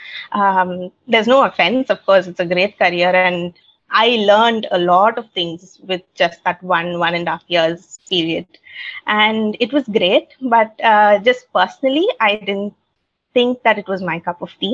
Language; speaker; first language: English; non-native, local second language; Tamil